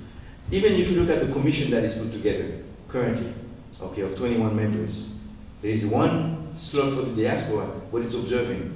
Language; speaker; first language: English; non-native, fluent; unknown